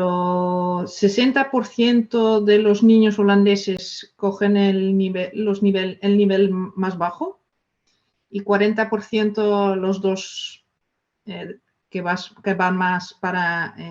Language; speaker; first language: Spanish; non-native, fluent; Dutch